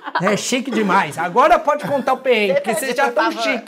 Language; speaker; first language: Portuguese; native; Portuguese